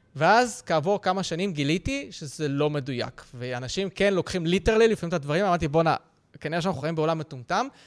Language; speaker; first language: Hebrew; early bilingual, other home language; Russian